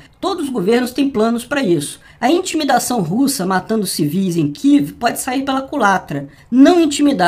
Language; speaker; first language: Portuguese; native; Portuguese